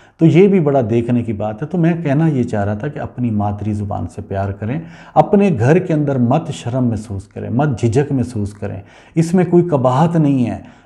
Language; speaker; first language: Urdu; non-native, local second language; Punjabi